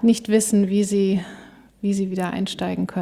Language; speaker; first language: German; native; German